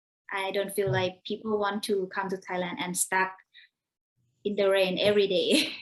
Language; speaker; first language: English; non-native, learner; Thai